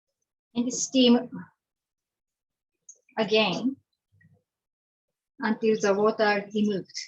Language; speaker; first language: English; non-native, learner; Japanese